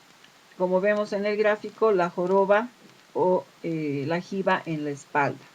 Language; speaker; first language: Spanish; native; Spanish